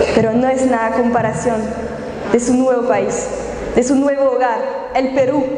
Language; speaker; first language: Spanish; non-native, fluent; French